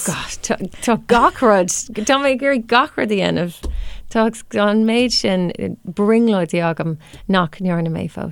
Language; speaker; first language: Irish; non-native, local second language; English